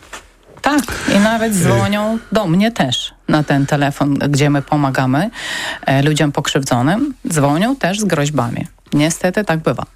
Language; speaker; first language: Polish; non-native, learner; Ukrainian